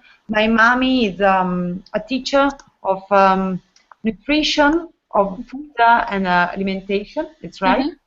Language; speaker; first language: English; non-native, learner; Italian